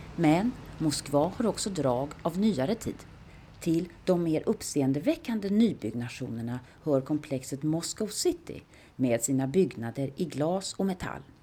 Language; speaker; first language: Swedish; native; Swedish